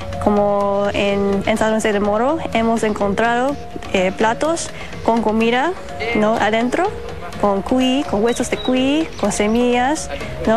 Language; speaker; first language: Spanish; non-native, fluent; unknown